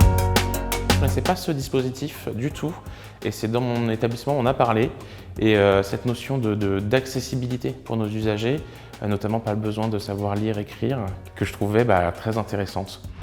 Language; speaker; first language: French; native; French